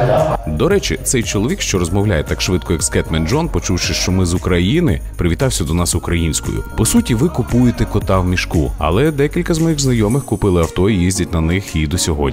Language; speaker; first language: Ukrainian; native; Ukrainian